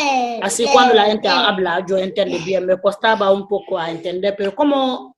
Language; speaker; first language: Spanish; non-native, learner; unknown